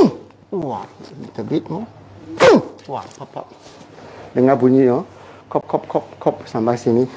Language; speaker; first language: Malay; non-native, local second language; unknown